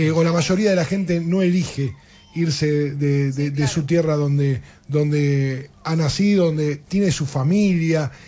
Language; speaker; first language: Spanish; native; Spanish